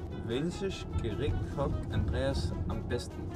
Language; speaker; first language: German; non-native, learner; Danish